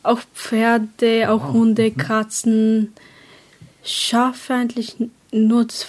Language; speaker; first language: German; non-native, learner; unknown